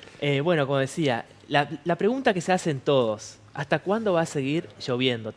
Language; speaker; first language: Spanish; native; Spanish